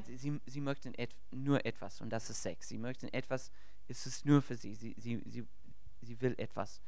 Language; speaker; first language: German; non-native, learner; English